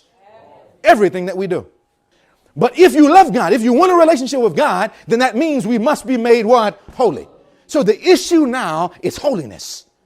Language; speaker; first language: English; native; English